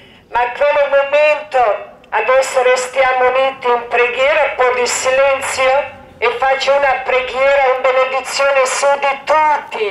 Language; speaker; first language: Italian; non-native, learner; Croatian